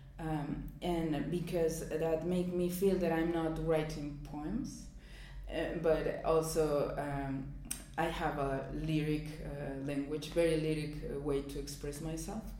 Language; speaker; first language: English; non-native, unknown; Spanish